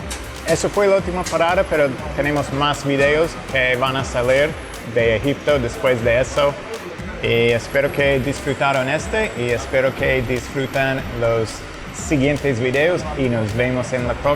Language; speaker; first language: Spanish; non-native, fluent; English